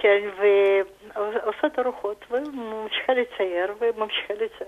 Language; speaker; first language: Hebrew; non-native, fluent; Russian